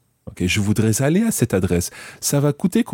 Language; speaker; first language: French; non-native, fluent; English